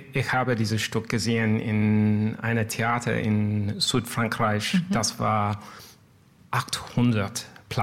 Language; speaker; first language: German; non-native, fluent; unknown